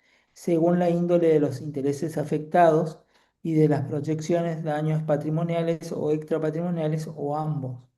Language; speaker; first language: Spanish; native; Spanish